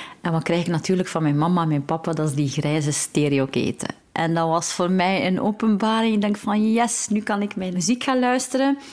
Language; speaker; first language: Dutch; early bilingual, other home language; Arabic